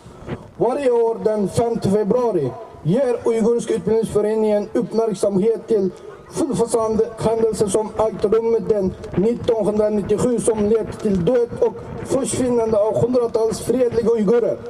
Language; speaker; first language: Swedish; non-native, learner; Uyghur